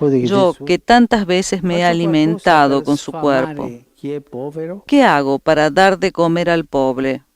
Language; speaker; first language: Spanish; native; Spanish